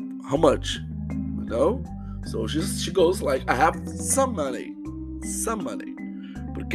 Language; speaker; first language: English; non-native, fluent; Portuguese